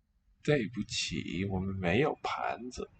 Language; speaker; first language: Chinese; non-native, learner; English